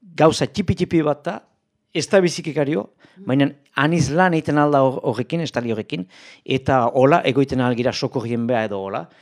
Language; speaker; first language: Basque; native; Basque